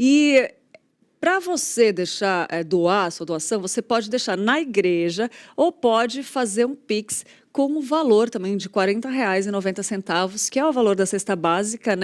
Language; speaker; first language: Portuguese; native; Portuguese